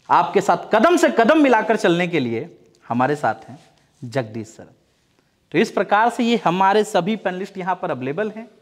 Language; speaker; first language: Hindi; native; Hindi